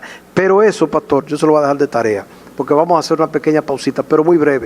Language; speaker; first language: Spanish; native; Spanish